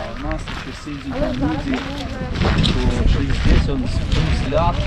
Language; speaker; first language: Ukrainian; native; Ukrainian